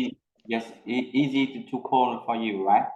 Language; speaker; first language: English; non-native, learner; Vietnamese